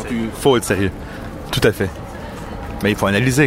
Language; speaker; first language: French; native; French